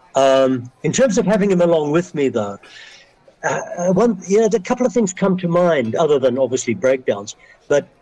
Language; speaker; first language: English; native; English